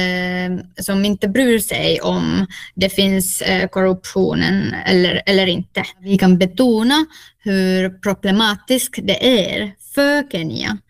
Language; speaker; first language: Swedish; non-native, local second language; Finnish